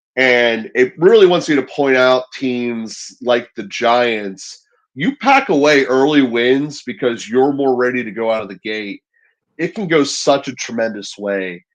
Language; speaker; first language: English; native; English